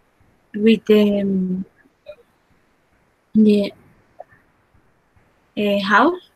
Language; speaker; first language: English; non-native, learner; Spanish